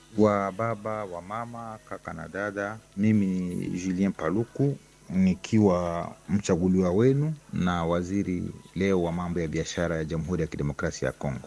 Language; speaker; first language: Swahili; non-native, local second language; Nande